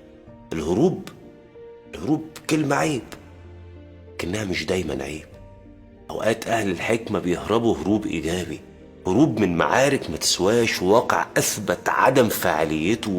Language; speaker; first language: Arabic; native; Arabic